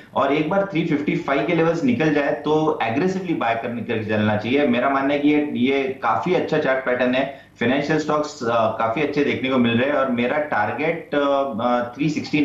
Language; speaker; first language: Hindi; non-native, local second language; Marathi